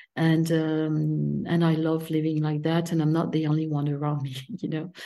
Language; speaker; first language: English; non-native, fluent; French